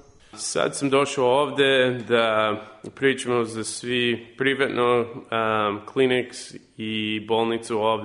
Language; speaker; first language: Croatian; early bilingual, heritage; Serbian